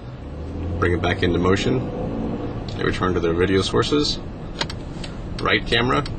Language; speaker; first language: English; native; English